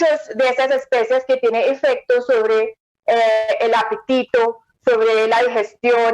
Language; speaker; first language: Spanish; non-native, fluent; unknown